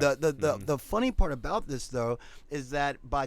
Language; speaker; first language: English; native; English